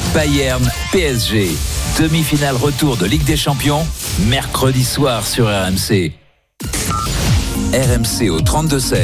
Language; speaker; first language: French; native; French